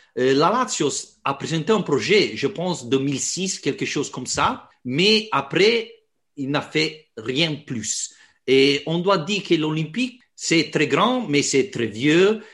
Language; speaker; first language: French; non-native, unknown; Italian